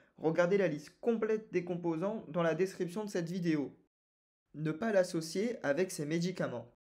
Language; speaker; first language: French; native; French